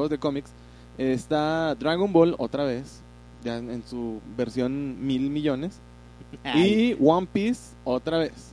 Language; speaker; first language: Spanish; native; Spanish